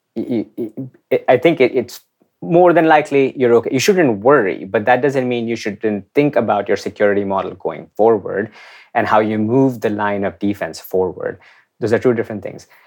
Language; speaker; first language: English; non-native, local second language; Hindi